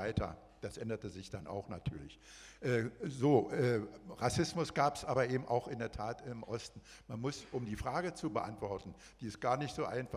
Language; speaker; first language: German; native; German